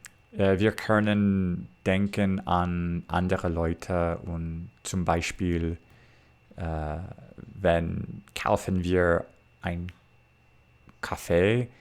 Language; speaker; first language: German; non-native, learner; English